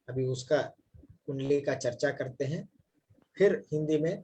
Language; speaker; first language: Hindi; non-native, local second language; Kannada